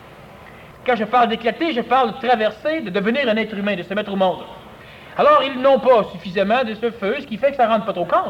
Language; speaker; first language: French; native; French